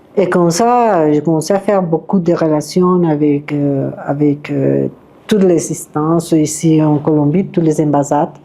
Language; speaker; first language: French; non-native, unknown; Spanish